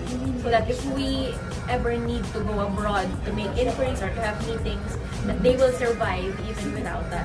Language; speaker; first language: English; non-native, local second language; Cebuano